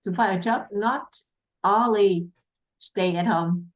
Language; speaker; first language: English; non-native, fluent; Vietnamese